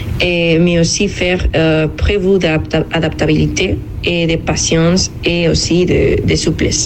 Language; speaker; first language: French; non-native, fluent; Spanish